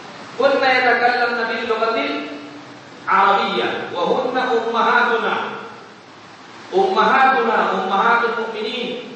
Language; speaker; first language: Arabic; non-native, fluent; Urdu